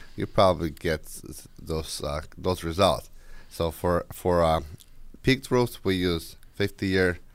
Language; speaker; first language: English; non-native, fluent; Ukrainian